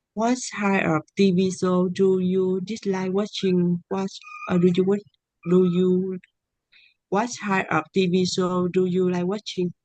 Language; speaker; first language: English; non-native, learner; Vietnamese